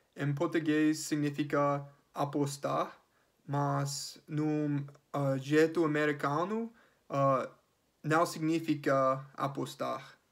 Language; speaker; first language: Portuguese; non-native, learner; English